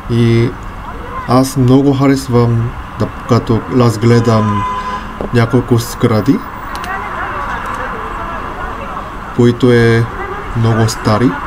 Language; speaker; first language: Bulgarian; non-native, learner; Korean